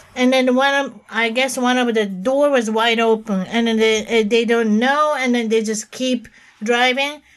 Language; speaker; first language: English; non-native, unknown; Japanese